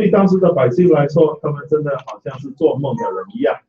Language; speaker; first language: Chinese; native; Chinese